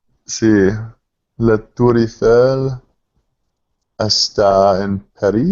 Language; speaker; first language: Spanish; non-native, learner; English